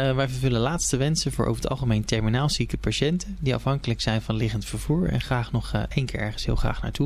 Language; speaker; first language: Dutch; native; Dutch